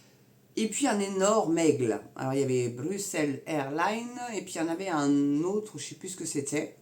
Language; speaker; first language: French; native; French